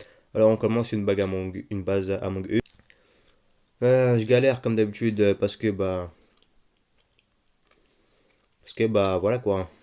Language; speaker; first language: French; native; French